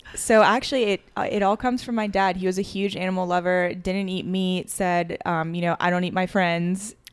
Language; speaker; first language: English; early bilingual, other home language; French